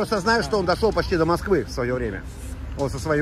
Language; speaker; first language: Russian; native; Russian